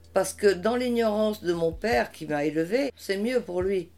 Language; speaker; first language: French; early bilingual, heritage; French